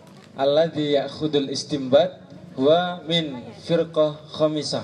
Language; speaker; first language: Arabic; non-native, learner; Indonesian